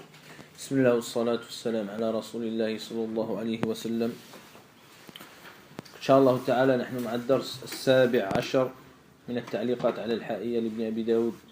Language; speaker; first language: Arabic; non-native, fluent; French